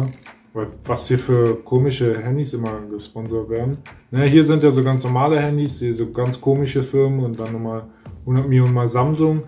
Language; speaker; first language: German; native; German